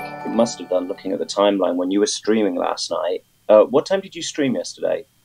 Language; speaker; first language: English; native; English